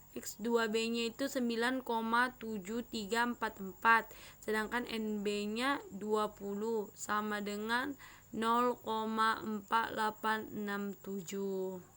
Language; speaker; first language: Indonesian; native; Indonesian